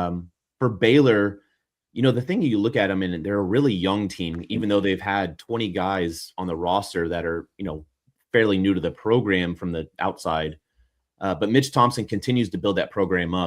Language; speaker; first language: English; native; English